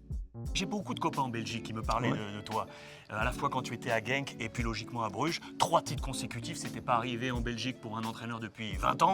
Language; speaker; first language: French; native; French